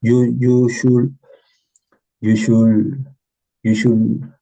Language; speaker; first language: English; non-native, learner; Spanish